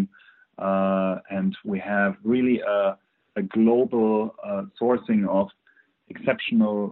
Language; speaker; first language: English; non-native, fluent; German